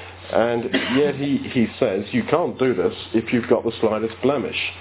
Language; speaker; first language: English; native; English